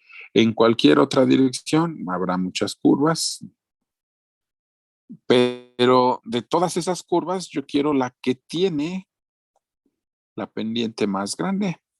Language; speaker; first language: Spanish; native; Spanish